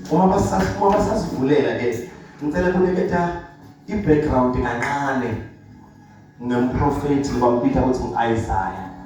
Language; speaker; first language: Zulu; non-native, local second language; Swati